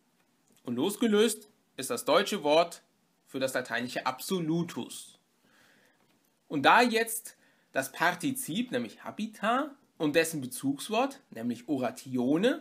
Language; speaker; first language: German; native; German